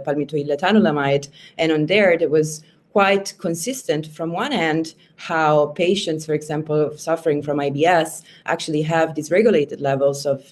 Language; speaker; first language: English; non-native, fluent; Italian